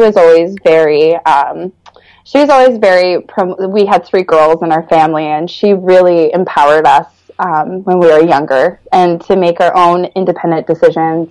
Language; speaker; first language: English; native; English